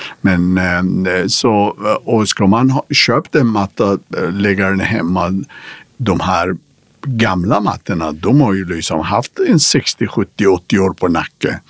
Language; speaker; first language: Swedish; non-native, fluent; Persian